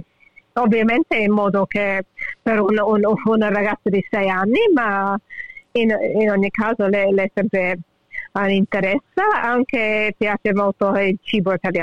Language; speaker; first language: Italian; early bilingual, heritage; English